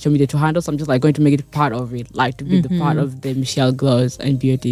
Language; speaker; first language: English; native; English